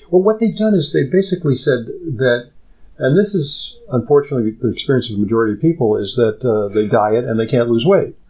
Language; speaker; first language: English; native; English